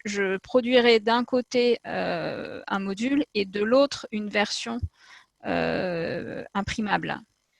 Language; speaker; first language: French; native; French